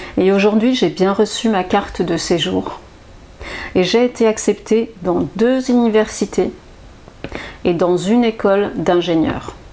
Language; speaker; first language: French; native; French